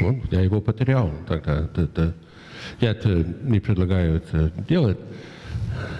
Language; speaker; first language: Russian; non-native, fluent; English